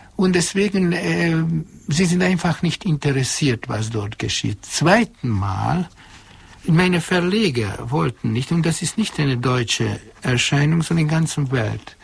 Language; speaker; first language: German; non-native, fluent; Hungarian